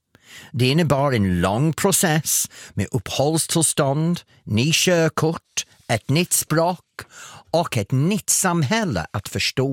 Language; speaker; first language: Swedish; non-native, fluent; English